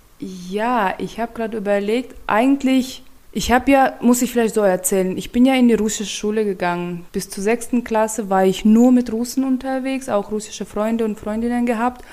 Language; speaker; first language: German; non-native, fluent; Turkmen